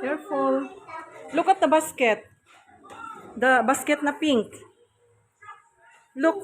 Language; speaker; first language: English; non-native, local second language; Cebuano